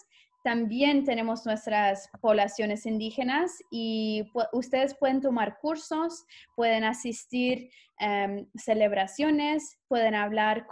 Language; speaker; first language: Spanish; non-native, fluent; English